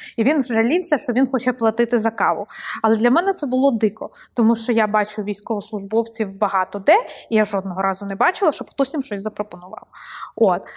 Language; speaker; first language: Ukrainian; non-native, local second language; Russian